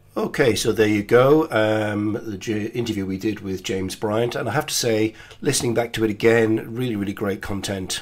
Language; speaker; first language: English; native; English